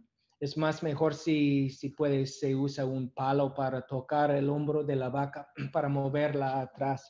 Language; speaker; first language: Spanish; non-native, learner; English